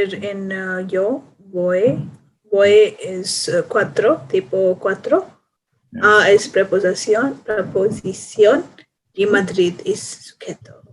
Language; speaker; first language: Spanish; non-native, learner; English